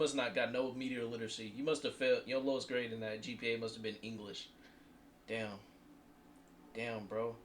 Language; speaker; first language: English; native; English